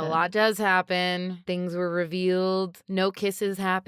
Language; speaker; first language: English; native; English